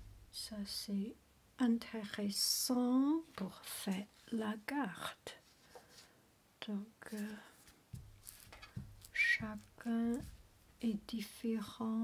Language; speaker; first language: French; non-native, learner; Chinese